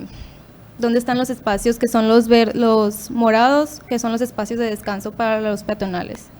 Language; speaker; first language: Spanish; native; Spanish